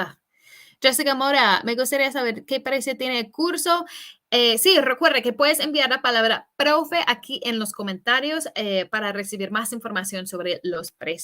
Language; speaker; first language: Spanish; non-native, fluent; English